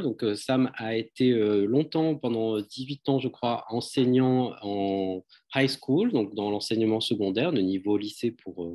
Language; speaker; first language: French; native; French